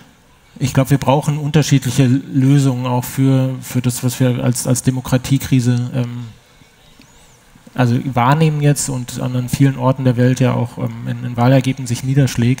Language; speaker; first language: German; native; German